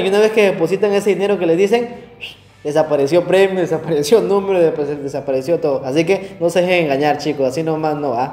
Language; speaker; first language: Spanish; native; Spanish